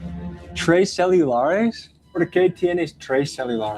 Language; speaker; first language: Spanish; non-native, learner; English